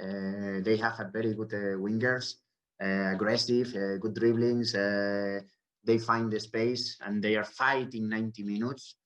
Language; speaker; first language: English; non-native, learner; Spanish